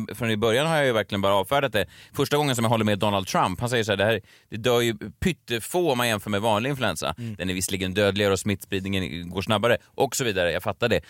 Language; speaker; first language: Swedish; native; Swedish